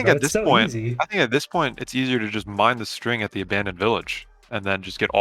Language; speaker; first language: English; native; English